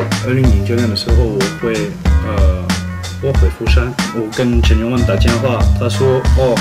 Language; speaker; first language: Chinese; non-native, fluent; French